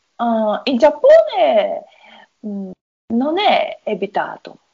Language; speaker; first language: Italian; non-native, learner; Japanese